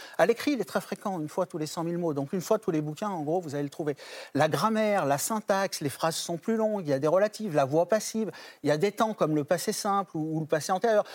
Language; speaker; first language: French; native; French